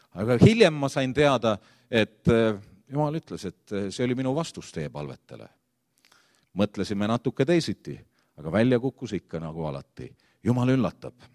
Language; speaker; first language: Estonian; native; Estonian